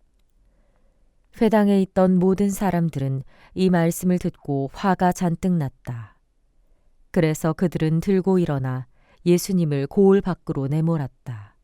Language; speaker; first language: Korean; native; Korean